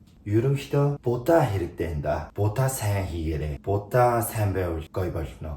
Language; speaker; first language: Mongolian; non-native, learner; Korean